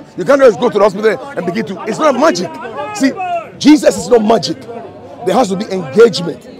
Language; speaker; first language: English; non-native, local second language; Ga